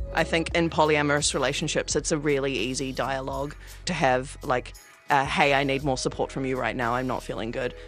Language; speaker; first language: English; native; English